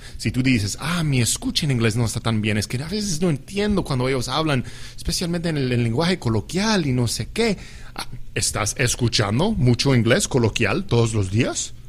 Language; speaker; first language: Spanish; non-native, fluent; English